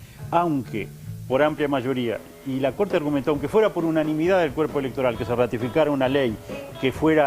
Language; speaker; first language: Spanish; native; Spanish